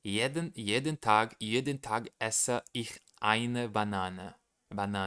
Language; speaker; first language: German; non-native, learner; Portuguese